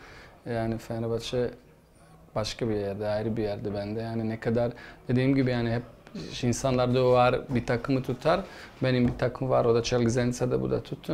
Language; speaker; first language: Turkish; non-native, fluent; Bosnian